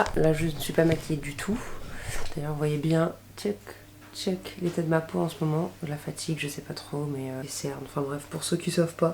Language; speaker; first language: French; native; French